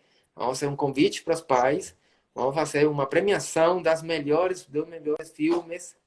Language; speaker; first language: Portuguese; non-native, fluent; Spanish